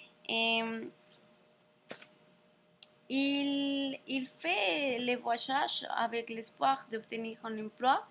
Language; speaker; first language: French; non-native, learner; Spanish